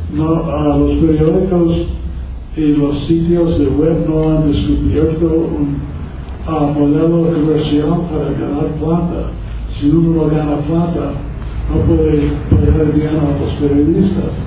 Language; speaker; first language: Spanish; non-native, learner; English